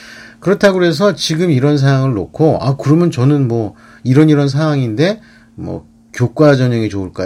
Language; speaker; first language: Korean; native; Korean